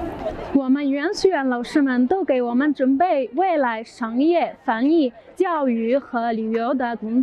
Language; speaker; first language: Chinese; non-native, learner; Arabic